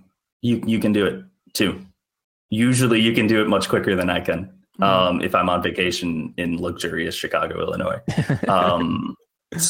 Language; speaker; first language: English; native; English